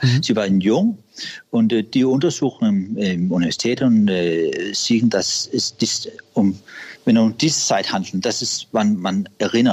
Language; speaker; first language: German; non-native, learner; Danish